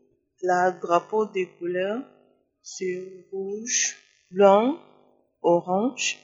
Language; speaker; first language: French; non-native, learner; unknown